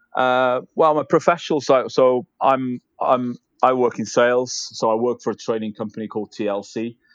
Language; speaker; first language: English; native; English